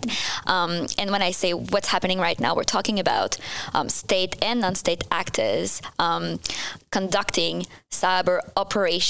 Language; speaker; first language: English; non-native, fluent; French